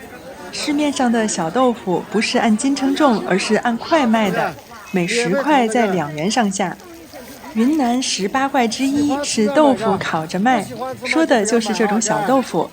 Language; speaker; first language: Chinese; native; Chinese